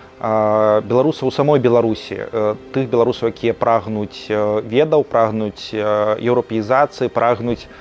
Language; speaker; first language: Belarusian; native; Belarusian